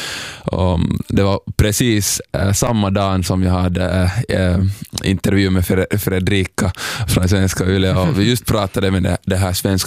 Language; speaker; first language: Swedish; non-native, fluent; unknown